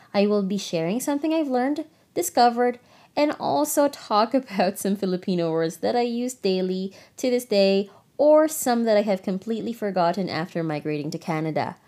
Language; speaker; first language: English; non-native, local second language; Filipino